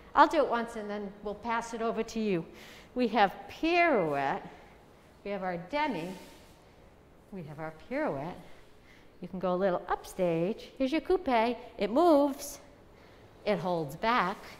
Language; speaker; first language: English; native; English